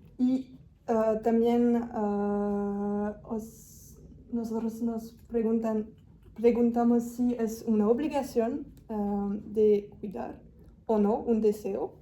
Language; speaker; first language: Spanish; non-native, fluent; French